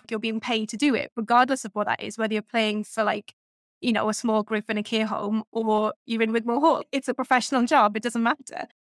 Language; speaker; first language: English; native; English